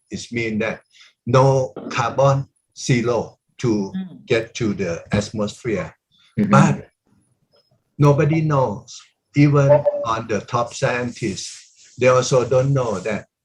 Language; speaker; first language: English; non-native, learner; Thai